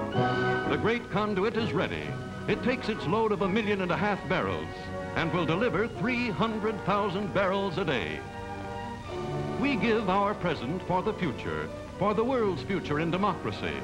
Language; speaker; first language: English; native; English